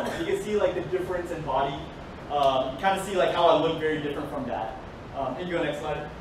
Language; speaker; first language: English; native; English